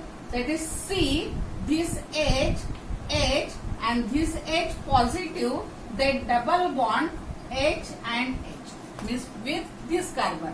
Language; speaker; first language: English; non-native, local second language; Marathi